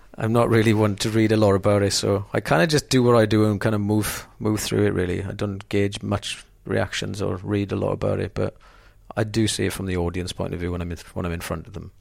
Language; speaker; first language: English; native; English